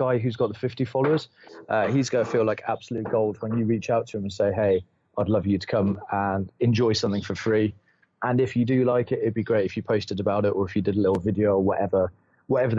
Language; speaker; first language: English; native; English